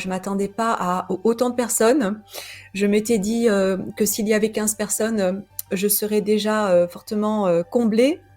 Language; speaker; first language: French; native; French